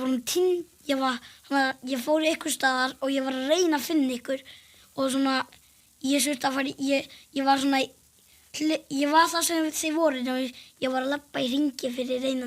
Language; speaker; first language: Icelandic; early bilingual, other home language; Portuguese